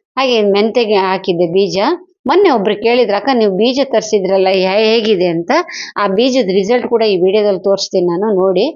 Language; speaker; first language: Kannada; native; Kannada